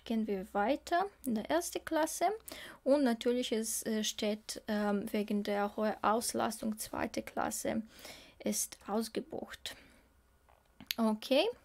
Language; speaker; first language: German; non-native, fluent; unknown